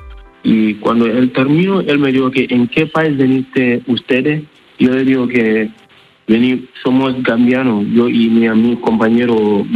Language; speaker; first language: Spanish; non-native, learner; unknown